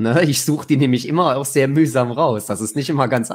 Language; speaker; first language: German; native; German